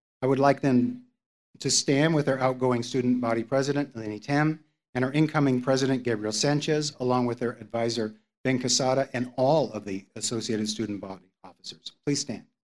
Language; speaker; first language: English; native; English